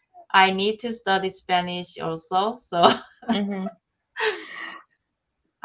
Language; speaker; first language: English; non-native, learner; Korean